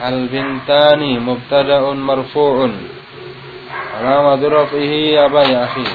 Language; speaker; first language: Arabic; non-native, fluent; Indonesian